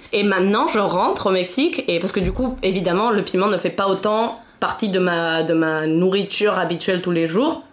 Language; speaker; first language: French; non-native, fluent; Spanish